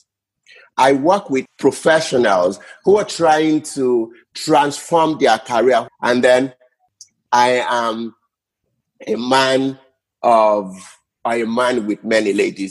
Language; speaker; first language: English; non-native, local second language; Yoruba